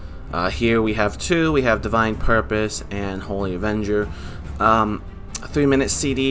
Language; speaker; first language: English; native; English